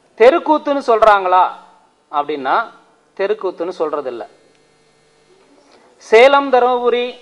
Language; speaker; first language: Tamil; native; Tamil